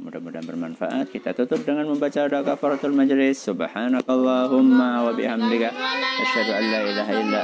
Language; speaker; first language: Indonesian; native; Indonesian